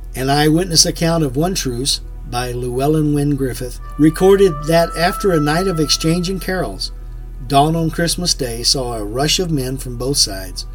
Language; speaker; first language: English; native; English